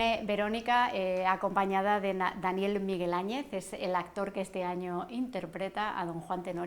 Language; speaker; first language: Spanish; native; Spanish